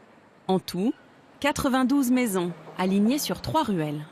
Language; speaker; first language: French; native; French